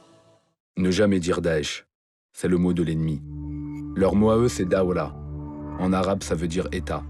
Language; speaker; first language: French; native; French